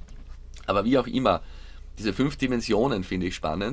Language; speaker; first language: German; native; German